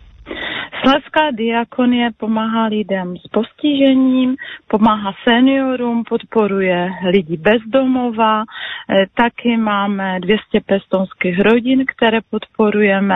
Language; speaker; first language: Czech; non-native, local second language; Polish